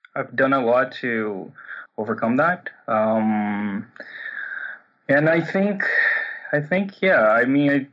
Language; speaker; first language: English; non-native, fluent; Portuguese